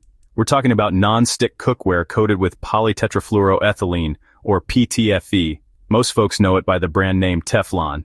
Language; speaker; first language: English; native; English